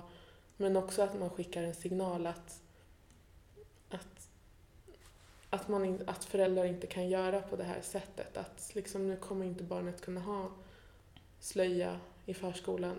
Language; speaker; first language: Swedish; early bilingual, other home language; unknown